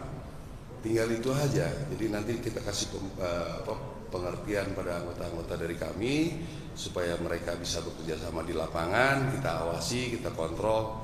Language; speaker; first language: Indonesian; native; Indonesian